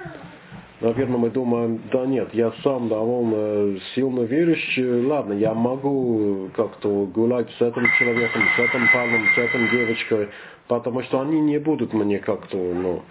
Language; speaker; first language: Russian; non-native, learner; English